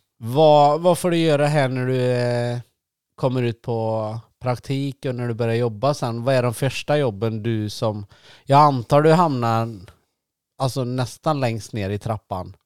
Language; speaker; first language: Swedish; native; Swedish